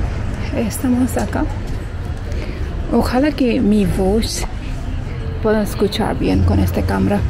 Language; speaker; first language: Spanish; non-native, learner; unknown